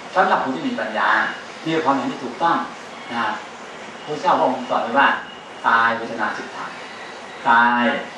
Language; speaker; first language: Thai; native; Thai